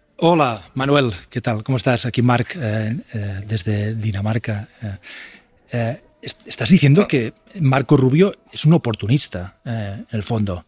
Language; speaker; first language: Spanish; native; Spanish